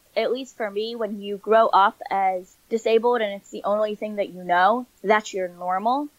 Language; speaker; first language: English; native; English